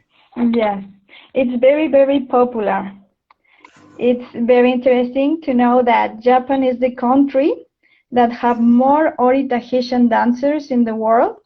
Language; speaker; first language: English; non-native, fluent; Spanish